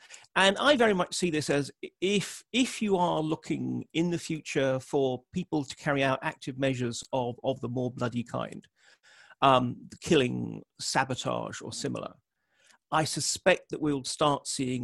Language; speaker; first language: English; native; English